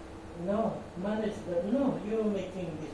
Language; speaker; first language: English; non-native, learner; Filipino